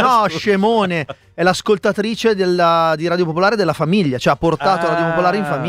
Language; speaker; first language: Italian; native; Italian